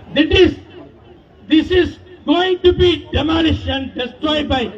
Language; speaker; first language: English; non-native, local second language; Tamil